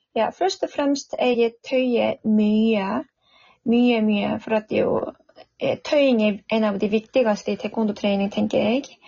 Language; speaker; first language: Norwegian; non-native, fluent; Korean